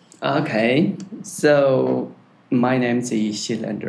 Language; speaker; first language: English; non-native, learner; Tibetan